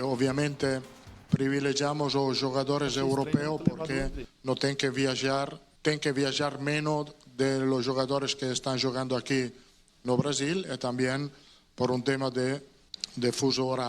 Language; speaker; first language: Portuguese; non-native, learner; Italian